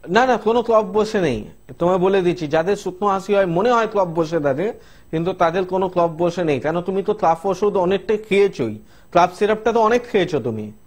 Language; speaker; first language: Bangla; non-native, local second language; Hindi